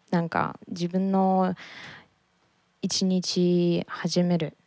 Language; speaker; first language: Japanese; non-native, learner; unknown